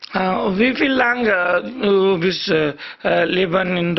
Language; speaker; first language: German; non-native, learner; Urdu